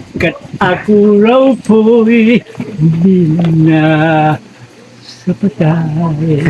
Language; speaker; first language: Filipino; non-native, local second language; Bikol